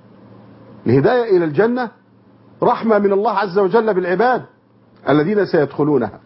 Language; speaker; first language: Arabic; native; Arabic